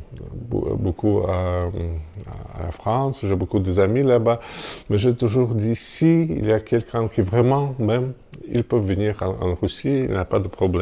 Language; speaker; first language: French; non-native, fluent; Russian